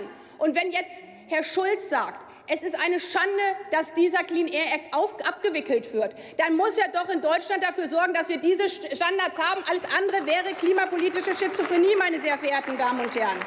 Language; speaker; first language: German; native; German